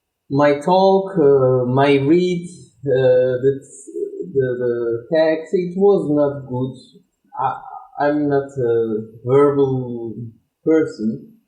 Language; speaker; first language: English; non-native, learner; Turkish